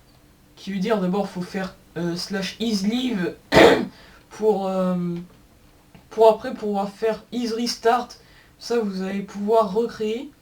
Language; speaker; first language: French; native; French